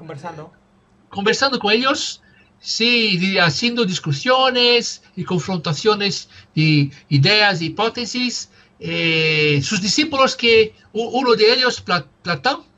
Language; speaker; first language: Spanish; non-native, fluent; Portuguese